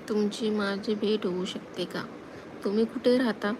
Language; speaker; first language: Hindi; non-native, local second language; Marathi